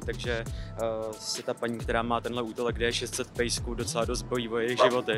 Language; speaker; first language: Czech; native; Czech